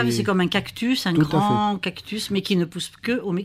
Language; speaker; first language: French; native; French